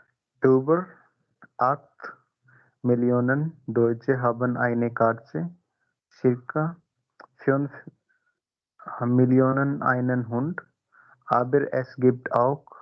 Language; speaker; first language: German; non-native, learner; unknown